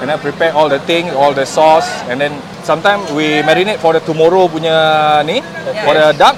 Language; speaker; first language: English; non-native, local second language; Malay